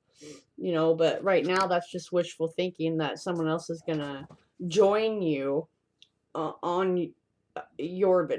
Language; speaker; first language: English; native; English